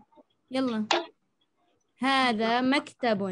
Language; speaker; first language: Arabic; non-native, fluent; Malay